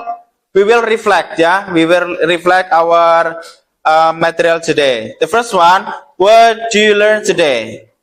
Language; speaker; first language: English; non-native, learner; Indonesian